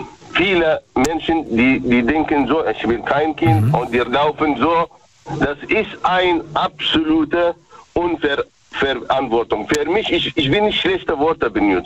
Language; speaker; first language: German; non-native, learner; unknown